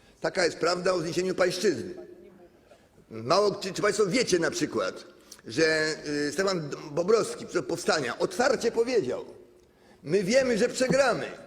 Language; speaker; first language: Polish; native; Polish